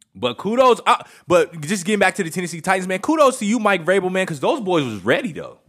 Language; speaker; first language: English; native; English